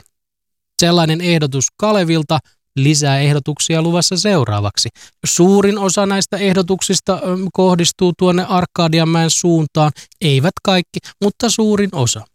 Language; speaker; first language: Finnish; native; Finnish